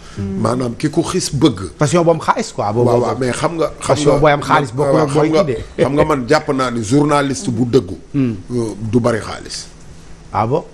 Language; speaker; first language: Wolof; native; Wolof